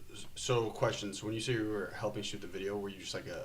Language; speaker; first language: English; native; English